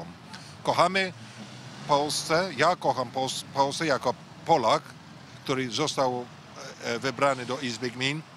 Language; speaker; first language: Polish; early bilingual, heritage; English